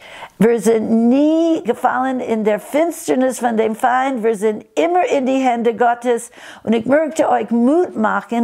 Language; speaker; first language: German; non-native, fluent; English